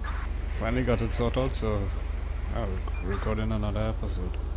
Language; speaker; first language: English; native; English